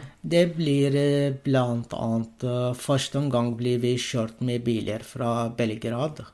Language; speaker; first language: Norwegian; non-native, fluent; Arabic